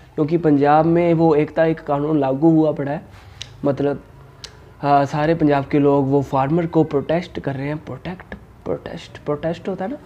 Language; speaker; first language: Hindi; native; Hindi